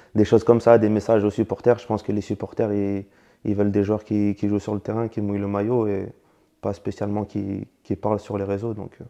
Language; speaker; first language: French; native; French